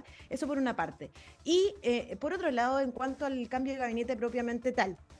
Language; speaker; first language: Spanish; native; Spanish